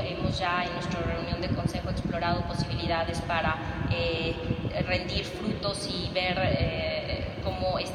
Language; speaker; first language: Spanish; native; Spanish